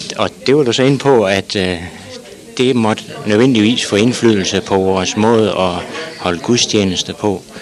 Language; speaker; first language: Danish; native; Danish